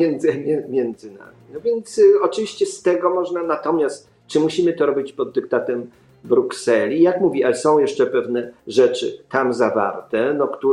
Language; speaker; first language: Polish; native; Polish